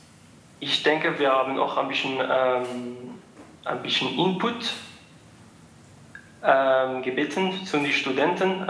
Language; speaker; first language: German; non-native, fluent; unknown